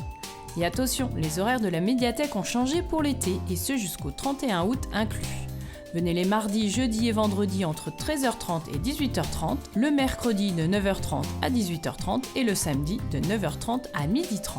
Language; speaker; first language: French; native; French